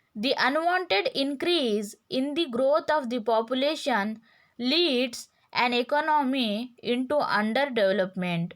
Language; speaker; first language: English; non-native, local second language; Kannada